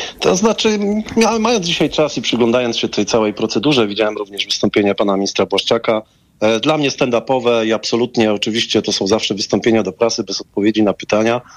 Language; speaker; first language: Polish; native; Polish